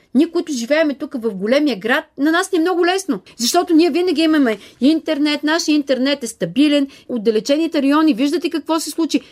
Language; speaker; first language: Bulgarian; native; Bulgarian